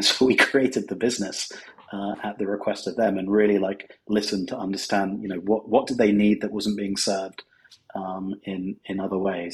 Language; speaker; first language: English; native; English